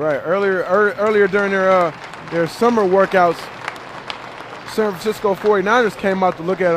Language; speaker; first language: English; native; English